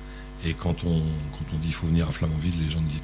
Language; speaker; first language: French; native; French